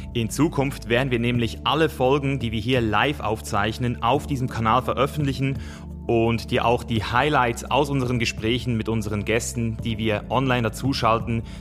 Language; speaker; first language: German; native; German